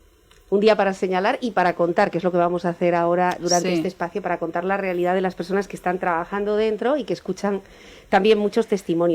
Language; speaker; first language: Spanish; native; Spanish